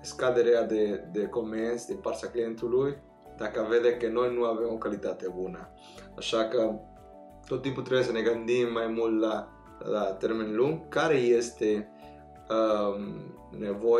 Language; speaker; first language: Romanian; non-native, fluent; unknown